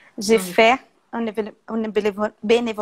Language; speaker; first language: French; non-native, learner; Portuguese